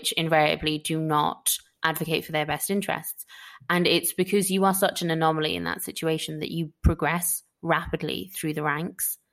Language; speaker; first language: English; native; English